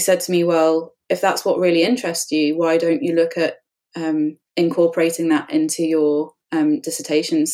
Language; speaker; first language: English; native; English